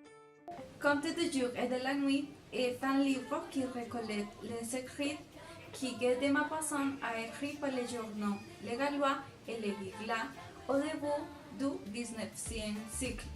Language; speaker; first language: French; non-native, fluent; Spanish